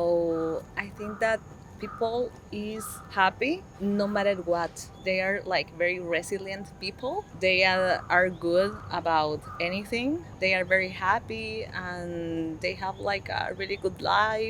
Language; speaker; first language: English; non-native, fluent; Spanish